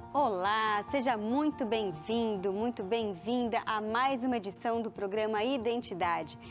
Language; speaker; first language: Portuguese; native; Portuguese